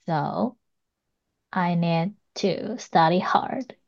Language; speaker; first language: English; non-native, learner; Chinese